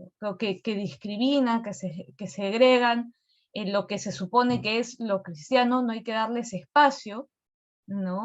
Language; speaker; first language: Spanish; native; Spanish